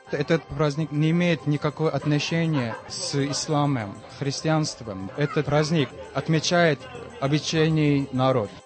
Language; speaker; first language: Russian; non-native, fluent; Azerbaijani